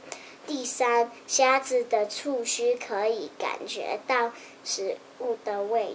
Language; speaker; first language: Chinese; native; Chinese